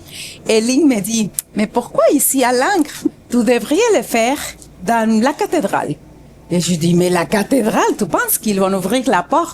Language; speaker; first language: French; non-native, fluent; Spanish